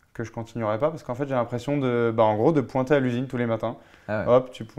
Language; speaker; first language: French; native; French